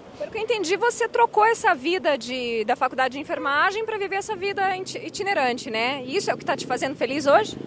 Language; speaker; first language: Portuguese; native; Portuguese